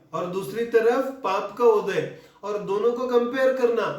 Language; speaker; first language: Hindi; non-native, local second language; Kannada